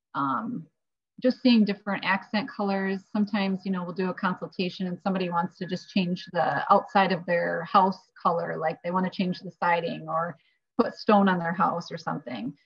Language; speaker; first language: English; native; English